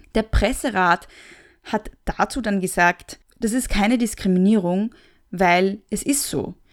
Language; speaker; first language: German; native; German